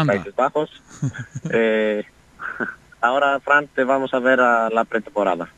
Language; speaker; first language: Spanish; non-native, learner; Greek